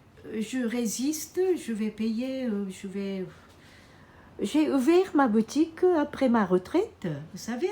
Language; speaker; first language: French; non-native, fluent; Japanese